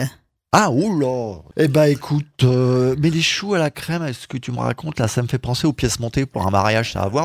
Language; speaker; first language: French; native; French